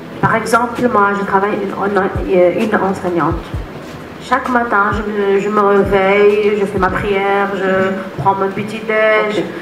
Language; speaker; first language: French; non-native, local second language; Arabic